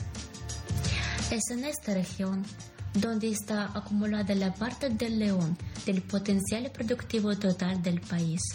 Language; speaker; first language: Spanish; non-native, fluent; Ukrainian